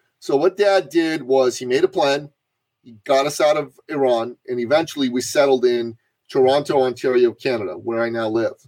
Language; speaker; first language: English; early bilingual, other home language; Persian